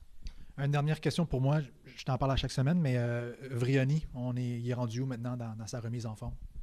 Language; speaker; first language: French; native; French